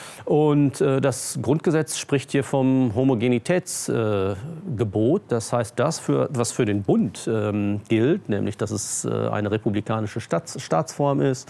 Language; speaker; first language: German; native; German